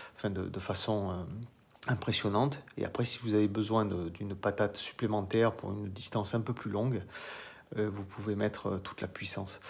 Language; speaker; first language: French; native; French